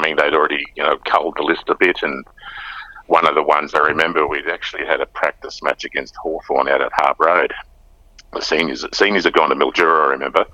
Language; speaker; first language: English; native; English